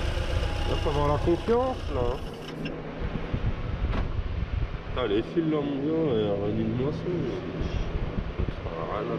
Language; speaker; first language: French; native; French